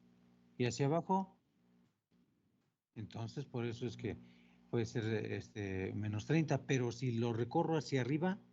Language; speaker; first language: Spanish; native; Spanish